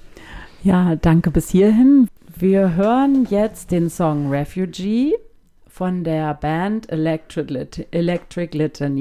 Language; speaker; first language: German; native; German